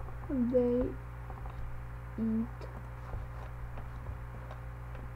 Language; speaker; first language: English; non-native, learner; Czech